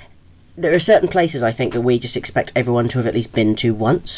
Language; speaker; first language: English; native; English